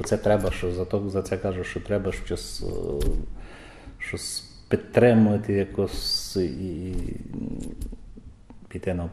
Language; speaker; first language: Ukrainian; early bilingual, heritage; Ukrainian